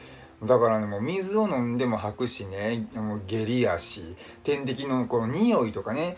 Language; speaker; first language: Japanese; native; Japanese